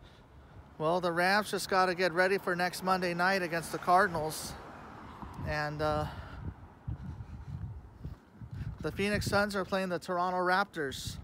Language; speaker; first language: English; native; English